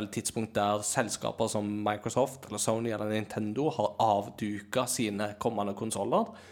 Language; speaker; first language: Norwegian; native; Norwegian